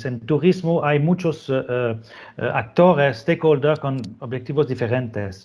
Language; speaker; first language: Spanish; non-native, fluent; French